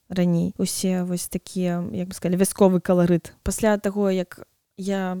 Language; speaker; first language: Belarusian; non-native, local second language; Russian